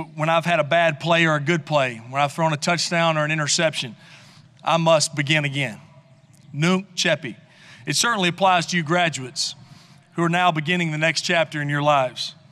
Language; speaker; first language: English; native; English